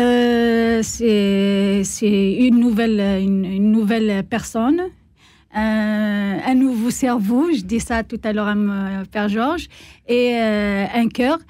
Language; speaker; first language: French; non-native, learner; Kabyle